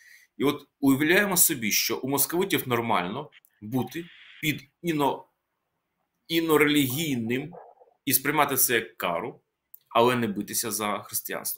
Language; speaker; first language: Ukrainian; native; Ukrainian